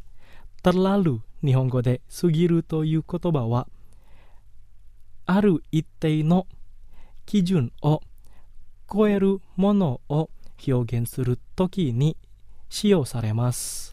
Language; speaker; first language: Japanese; non-native, fluent; Indonesian